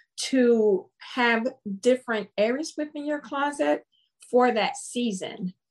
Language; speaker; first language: English; non-native, fluent; Spanish